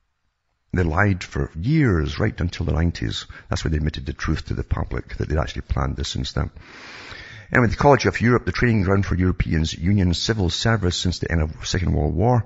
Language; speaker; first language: English; native; English